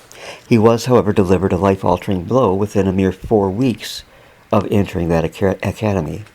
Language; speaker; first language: English; native; English